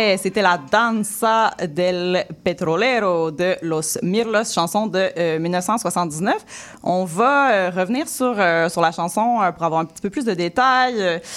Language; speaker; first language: French; native; French